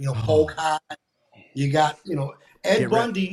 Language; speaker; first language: English; native; English